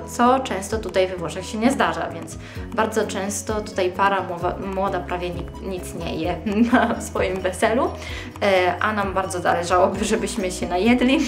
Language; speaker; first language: Polish; early bilingual, heritage; Polish